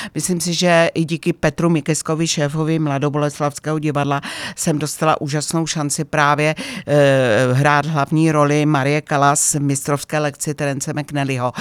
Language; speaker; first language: Czech; native; Czech